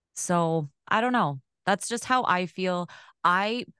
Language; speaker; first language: English; native; English